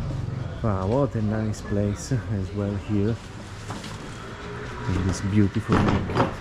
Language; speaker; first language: English; non-native, fluent; Italian